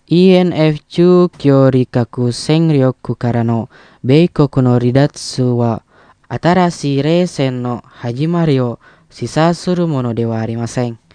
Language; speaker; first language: Japanese; non-native, fluent; Indonesian